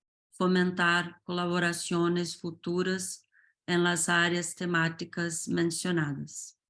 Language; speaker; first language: Spanish; non-native, fluent; Portuguese